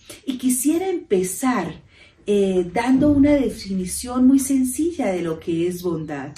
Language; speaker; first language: Spanish; native; Spanish